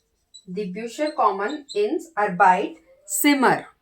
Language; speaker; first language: German; non-native, learner; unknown